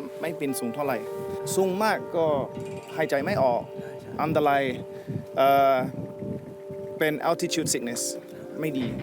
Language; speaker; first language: Thai; non-native, learner; English